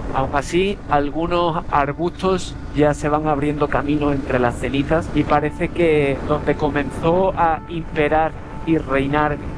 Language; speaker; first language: Spanish; native; Spanish